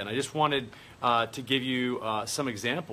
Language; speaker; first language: English; native; English